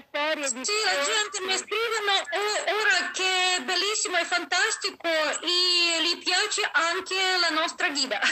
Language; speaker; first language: Italian; non-native, learner; Russian